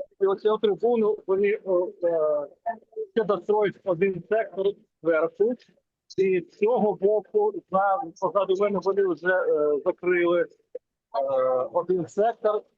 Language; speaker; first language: Ukrainian; non-native, local second language; Russian